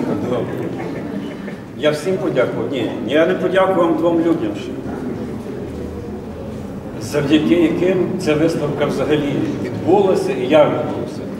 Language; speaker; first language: Ukrainian; native; Ukrainian